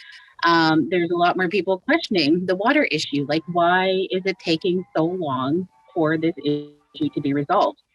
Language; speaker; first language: English; native; English